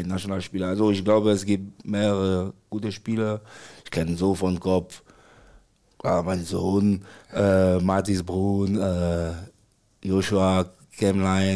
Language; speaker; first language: German; non-native, fluent; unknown